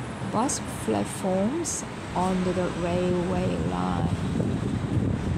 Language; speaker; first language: English; non-native, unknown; Korean